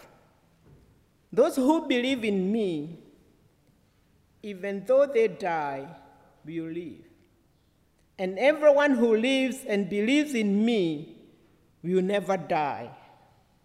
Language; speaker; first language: English; non-native, local second language; Kikuyu